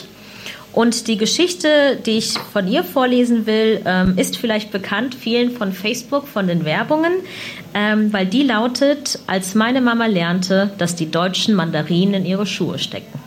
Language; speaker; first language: German; early bilingual, other home language; Punjabi